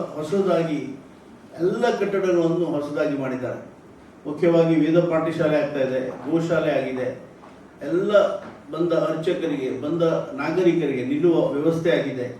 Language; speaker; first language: Kannada; non-native, local second language; Konkani